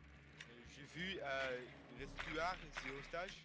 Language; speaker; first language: French; non-native, learner; English